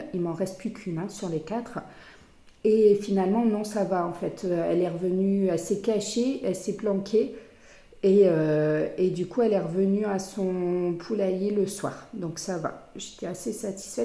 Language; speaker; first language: French; native; French